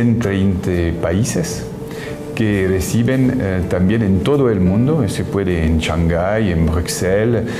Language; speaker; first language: Spanish; non-native, fluent; French